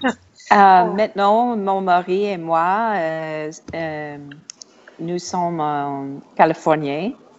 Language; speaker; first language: French; non-native, learner; English